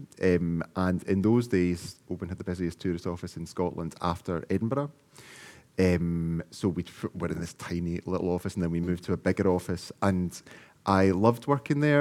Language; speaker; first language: English; native; English